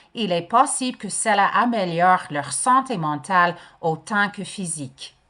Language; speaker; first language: French; non-native, fluent; English